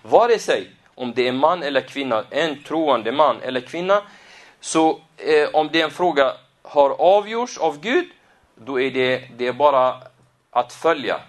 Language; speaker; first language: Swedish; non-native, fluent; Arabic